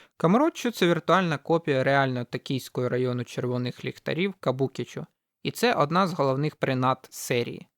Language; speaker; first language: Ukrainian; native; Ukrainian